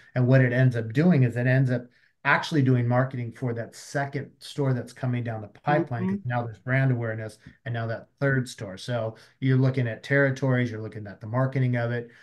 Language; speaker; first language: English; native; English